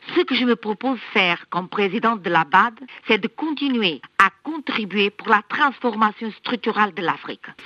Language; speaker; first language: French; non-native, fluent; Kabuverdianu